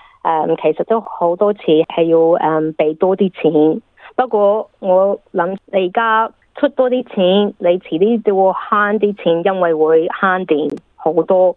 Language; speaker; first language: Cantonese; early bilingual, heritage; English